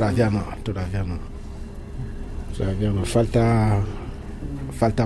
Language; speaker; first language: Spanish; non-native, fluent; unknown